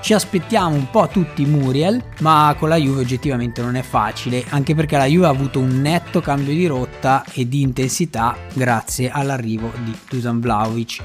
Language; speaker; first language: Italian; native; Italian